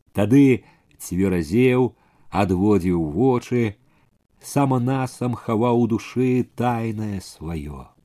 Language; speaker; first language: Belarusian; native; Belarusian